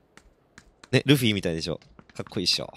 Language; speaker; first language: Japanese; native; Japanese